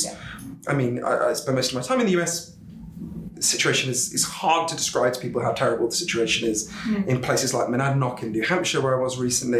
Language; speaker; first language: English; native; English